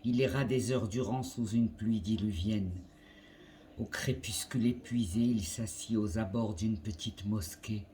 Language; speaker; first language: French; non-native, local second language; Arabic